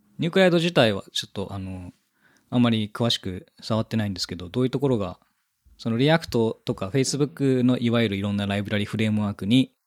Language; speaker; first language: Japanese; native; Japanese